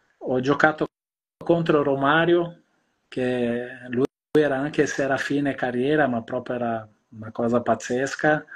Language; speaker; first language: Italian; non-native, fluent; Portuguese